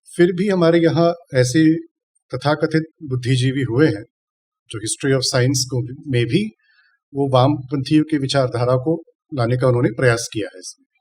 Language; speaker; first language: Hindi; non-native, local second language; Tamil